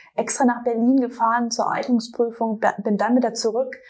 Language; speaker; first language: German; native; German